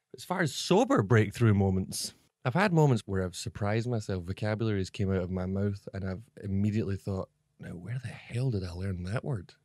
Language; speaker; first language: English; native; English